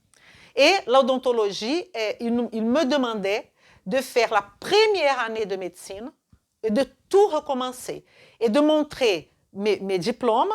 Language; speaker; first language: French; non-native, fluent; Portuguese